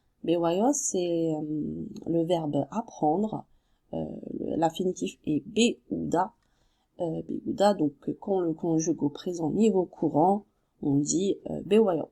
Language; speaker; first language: French; native; French